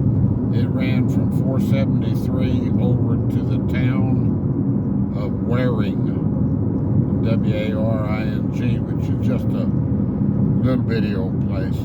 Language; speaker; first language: English; native; English